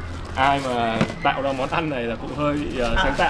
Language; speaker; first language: Vietnamese; native; Vietnamese